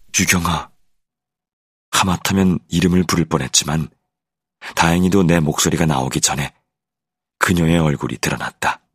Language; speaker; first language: Korean; native; Korean